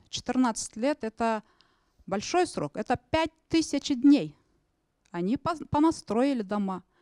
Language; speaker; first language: Russian; non-native, local second language; Karachay-Balkar